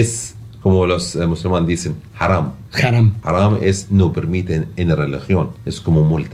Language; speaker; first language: Spanish; non-native, learner; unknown